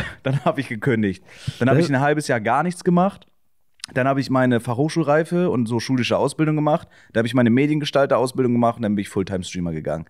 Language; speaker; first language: German; native; German